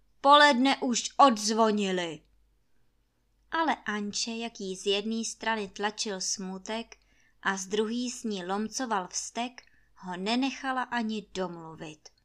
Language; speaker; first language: Czech; native; Czech